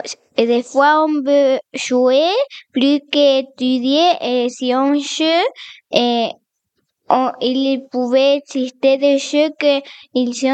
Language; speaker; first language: French; non-native, learner; Spanish